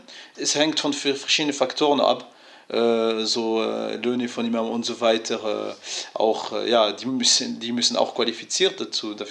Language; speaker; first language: German; non-native, fluent; French